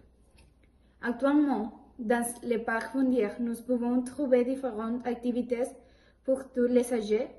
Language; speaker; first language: French; non-native, learner; Spanish